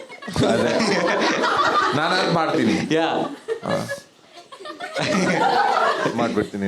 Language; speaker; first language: Kannada; non-native, learner; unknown